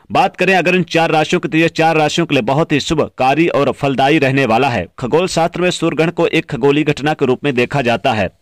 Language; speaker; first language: Hindi; native; Hindi